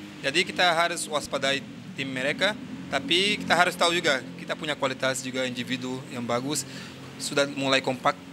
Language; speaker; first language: Indonesian; non-native, fluent; Portuguese